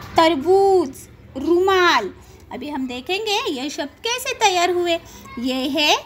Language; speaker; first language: Hindi; non-native, local second language; Marathi